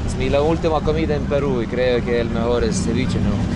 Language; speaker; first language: Spanish; non-native, learner; English